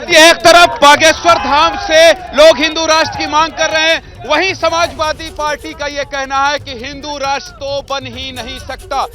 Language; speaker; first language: Hindi; native; Hindi